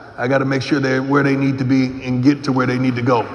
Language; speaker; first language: English; native; English